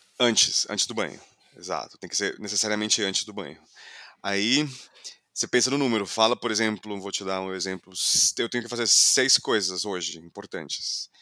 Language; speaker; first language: Portuguese; non-native, fluent; English